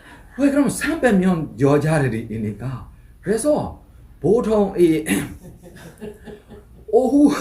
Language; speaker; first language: Korean; non-native, learner; Burmese